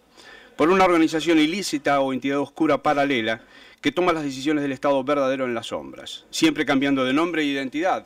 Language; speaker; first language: Spanish; native; Spanish